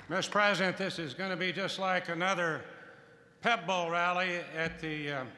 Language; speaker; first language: English; native; English